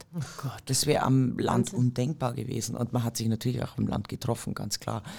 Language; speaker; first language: German; native; German